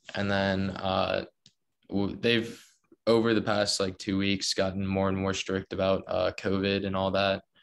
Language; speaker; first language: English; native; English